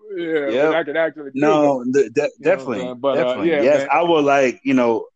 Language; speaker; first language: English; non-native, local second language; Igbo